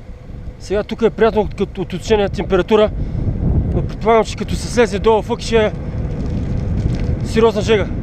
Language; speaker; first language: Bulgarian; native; Bulgarian